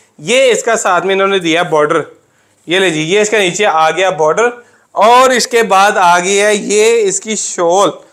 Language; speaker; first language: Urdu; non-native, local second language; Punjabi